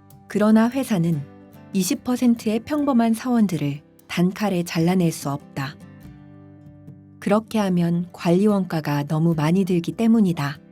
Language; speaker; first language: Korean; native; Korean